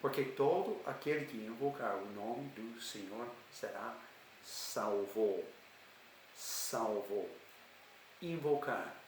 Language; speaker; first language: Portuguese; non-native, learner; English